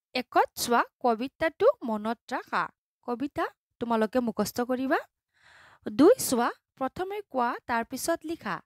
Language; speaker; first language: Hindi; non-native, local second language; Assamese